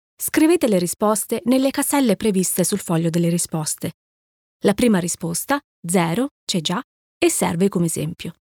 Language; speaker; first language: Italian; native; Italian